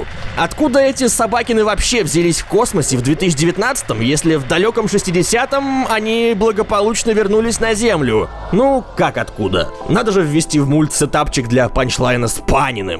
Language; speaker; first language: Russian; native; Russian